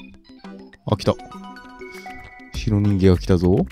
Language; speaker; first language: Japanese; native; Japanese